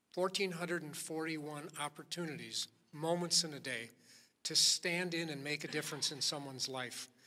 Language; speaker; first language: English; native; English